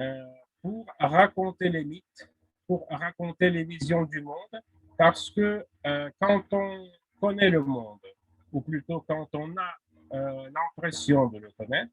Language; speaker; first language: French; non-native, fluent; Russian